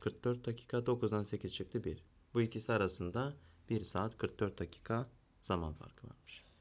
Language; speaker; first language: Turkish; native; Turkish